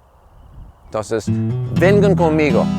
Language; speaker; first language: Spanish; non-native, fluent; English